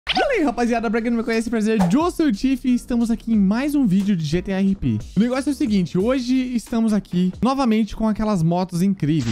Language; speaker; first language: Portuguese; native; Portuguese